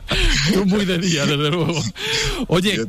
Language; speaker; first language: Spanish; native; Spanish